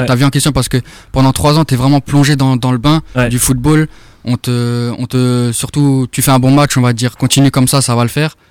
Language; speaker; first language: French; native; French